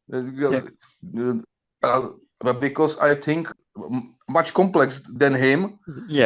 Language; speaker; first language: English; non-native, learner; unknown